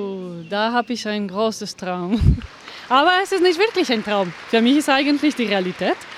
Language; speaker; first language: German; non-native, fluent; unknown